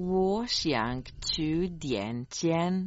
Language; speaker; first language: Chinese; non-native, learner; Croatian